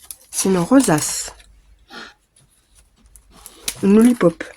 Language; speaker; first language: French; native; French